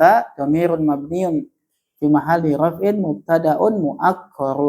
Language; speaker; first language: Arabic; non-native, fluent; Indonesian